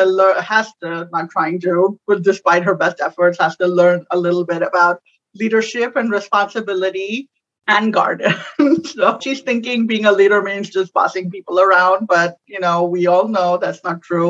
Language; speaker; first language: English; non-native, local second language; Urdu